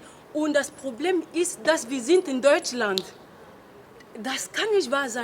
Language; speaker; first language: German; non-native, learner; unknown